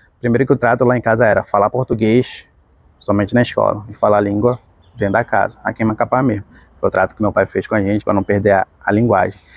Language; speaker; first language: Portuguese; non-native, local second language; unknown